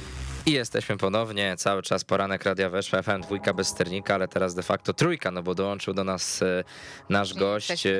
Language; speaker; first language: Polish; native; Polish